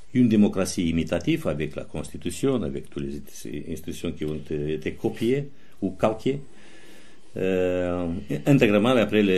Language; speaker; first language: French; non-native, fluent; Romanian